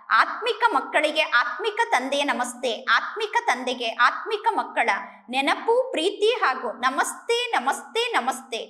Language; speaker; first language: Kannada; native; Kannada